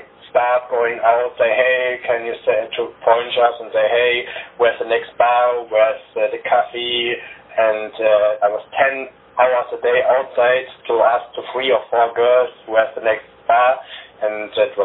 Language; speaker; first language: English; non-native, learner; German